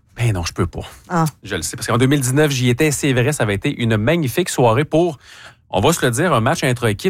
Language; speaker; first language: French; native; French